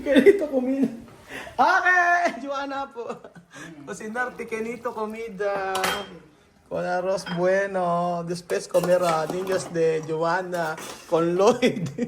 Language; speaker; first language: Spanish; non-native, learner; Filipino